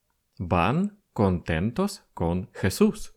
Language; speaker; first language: Spanish; non-native, fluent; Russian